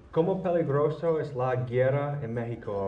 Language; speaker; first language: Spanish; non-native, learner; English